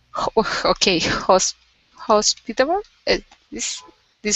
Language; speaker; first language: English; non-native, learner; Spanish